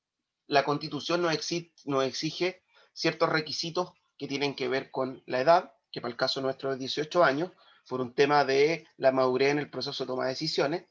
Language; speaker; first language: Spanish; native; Spanish